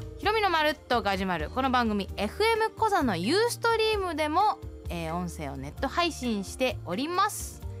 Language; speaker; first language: Japanese; non-native, fluent; Chinese